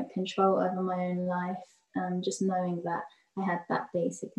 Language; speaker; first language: English; native; English